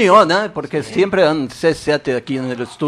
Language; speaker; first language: Spanish; non-native, fluent; Portuguese